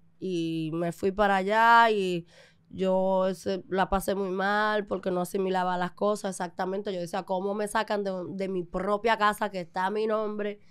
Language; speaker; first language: Spanish; early bilingual, other home language; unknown